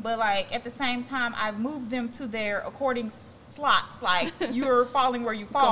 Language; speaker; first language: English; native; English